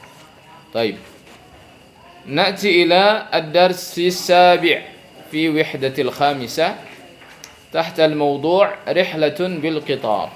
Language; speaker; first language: Arabic; non-native, fluent; Indonesian